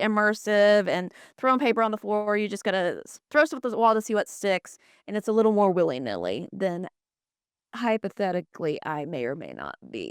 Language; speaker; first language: English; native; English